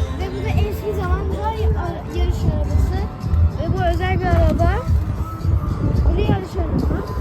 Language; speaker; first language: Turkish; early bilingual, heritage; Turkish